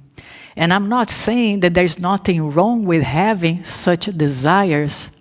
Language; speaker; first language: English; non-native, fluent; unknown